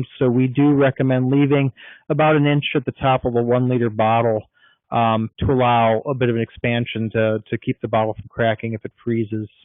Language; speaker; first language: English; native; English